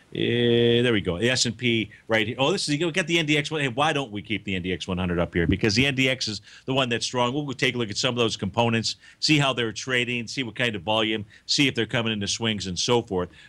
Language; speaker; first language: English; native; English